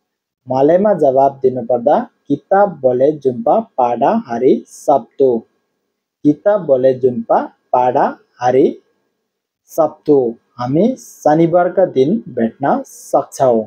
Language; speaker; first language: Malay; non-native, learner; Nepali